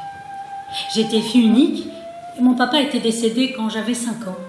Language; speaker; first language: French; non-native, local second language; Arabic